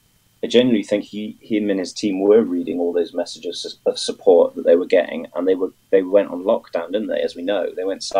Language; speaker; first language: English; native; English